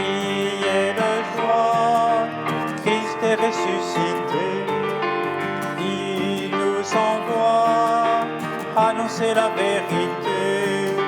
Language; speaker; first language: French; native; French